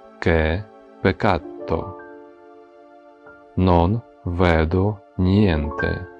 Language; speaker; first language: Italian; non-native, fluent; Ukrainian